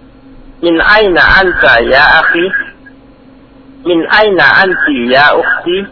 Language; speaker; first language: Arabic; non-native, learner; Indonesian